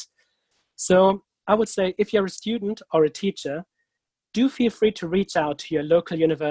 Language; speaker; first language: English; non-native, fluent; German